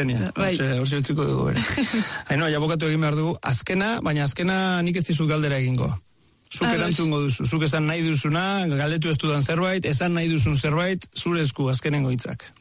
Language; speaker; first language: Basque; native; Basque